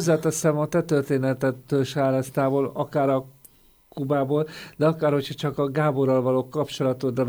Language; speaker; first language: Hungarian; native; Hungarian